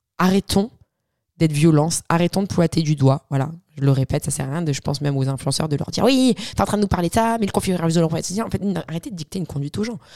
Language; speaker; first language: French; early bilingual, other home language; Arabic